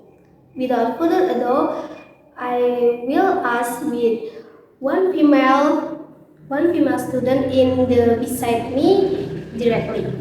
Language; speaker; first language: English; non-native, learner; Indonesian